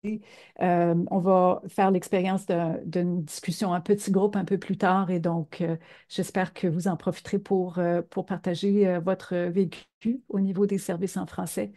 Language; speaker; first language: French; native; French